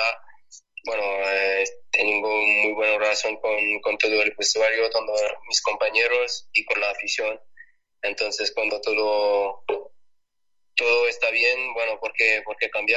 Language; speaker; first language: Spanish; non-native, fluent; French